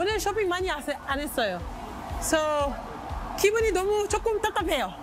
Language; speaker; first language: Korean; non-native, learner; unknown